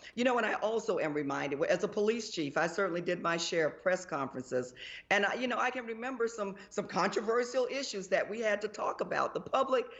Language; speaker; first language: English; native; English